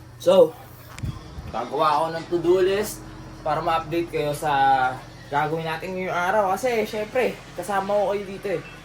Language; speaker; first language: Filipino; non-native, local second language; Hiligaynon